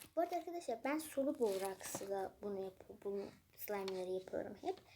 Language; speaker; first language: Turkish; non-native, fluent; Persian